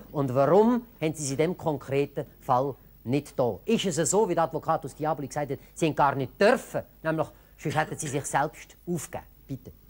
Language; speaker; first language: German; native; German